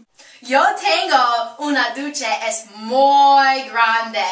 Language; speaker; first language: Spanish; non-native, learner; English